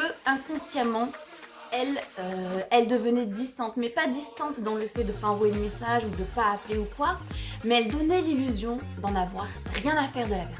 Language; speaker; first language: French; native; French